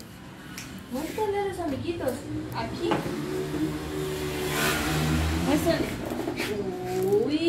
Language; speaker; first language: Spanish; native; Spanish